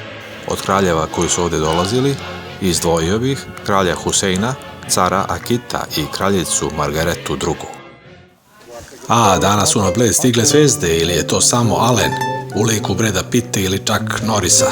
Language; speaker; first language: Serbian; native; Serbian